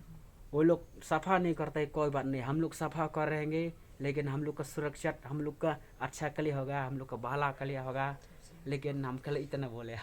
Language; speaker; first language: Hindi; non-native, local second language; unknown